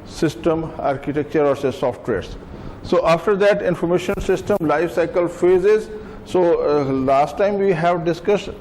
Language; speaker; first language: English; non-native, local second language; Urdu